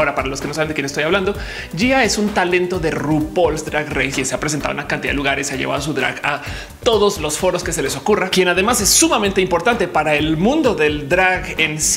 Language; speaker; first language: Spanish; native; Spanish